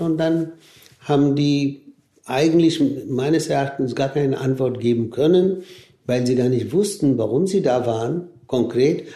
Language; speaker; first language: German; non-native, fluent; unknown